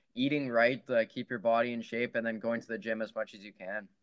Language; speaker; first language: English; native; English